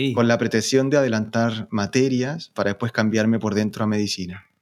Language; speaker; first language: Spanish; native; Spanish